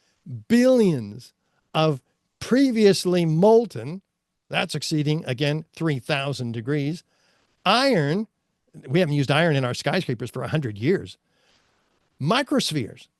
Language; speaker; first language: English; native; English